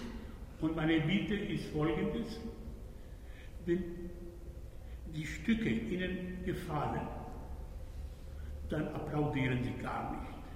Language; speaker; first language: German; non-native, fluent; Hungarian